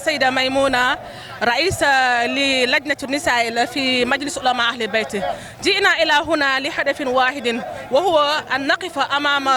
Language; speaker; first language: Arabic; non-native, learner; Wolof